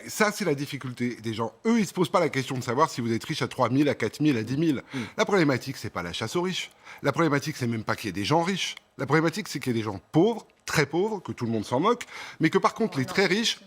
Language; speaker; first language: French; native; French